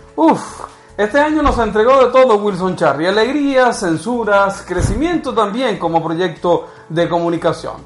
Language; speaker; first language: Spanish; native; Spanish